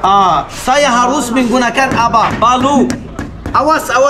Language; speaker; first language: Indonesian; non-native, learner; Arabic